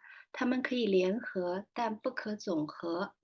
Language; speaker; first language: Chinese; native; Chinese